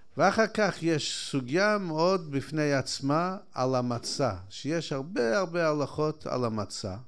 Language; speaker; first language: Hebrew; non-native, fluent; Yiddish